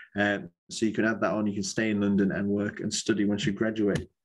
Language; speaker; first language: English; native; English